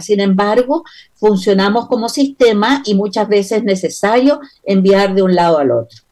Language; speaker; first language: Spanish; native; Spanish